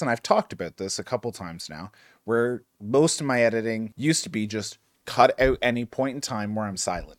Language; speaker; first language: English; native; English